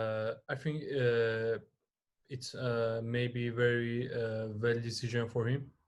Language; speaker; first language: English; non-native, learner; Persian